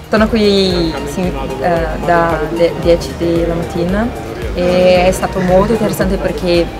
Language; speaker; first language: Italian; non-native, learner; Portuguese